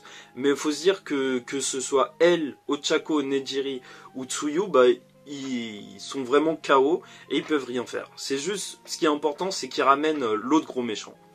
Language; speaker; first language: French; native; French